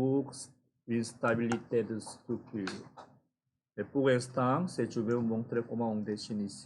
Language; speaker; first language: French; non-native, fluent; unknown